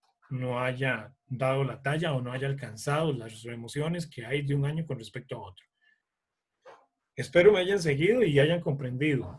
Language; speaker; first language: Spanish; native; Spanish